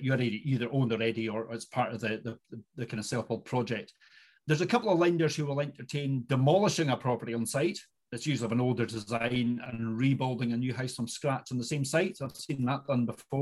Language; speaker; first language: English; native; English